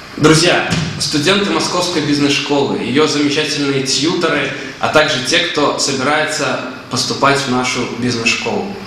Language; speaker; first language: Russian; native; Russian